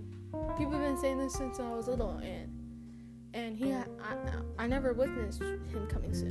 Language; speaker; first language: English; early bilingual, other home language; Spanish